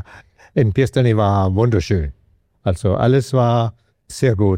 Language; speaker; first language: German; non-native, fluent; Danish